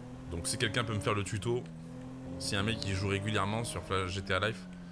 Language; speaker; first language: French; native; French